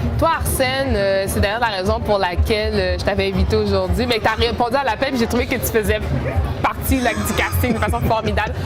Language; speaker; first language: French; native; French